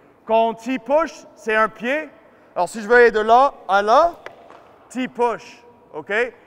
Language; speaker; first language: French; native; French